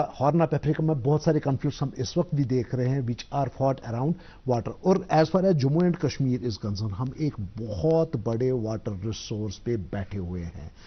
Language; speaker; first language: Hindi; non-native, local second language; Kashmiri